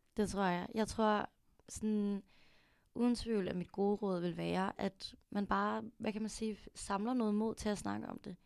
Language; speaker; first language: Danish; early bilingual, other home language; Filipino